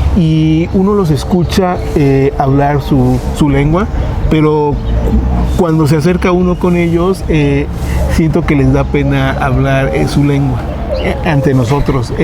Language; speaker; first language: Spanish; native; Spanish